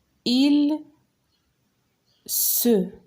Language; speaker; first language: French; non-native, local second language; Arabic